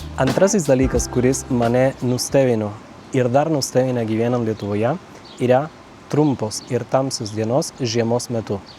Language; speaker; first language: Lithuanian; non-native, fluent; Spanish